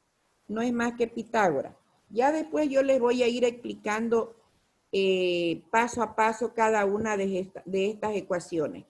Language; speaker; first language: Spanish; native; Spanish